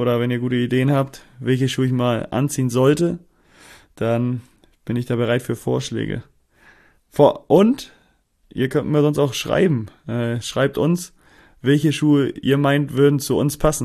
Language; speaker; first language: German; native; German